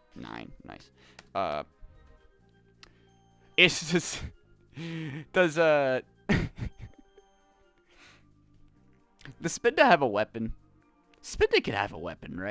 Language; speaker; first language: English; native; English